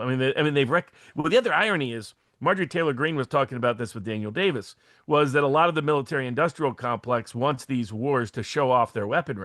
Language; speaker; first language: English; native; English